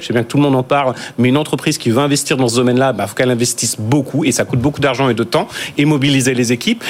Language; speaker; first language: French; native; French